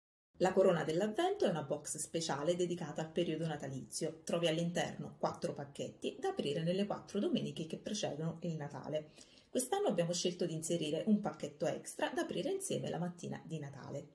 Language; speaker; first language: Italian; native; Italian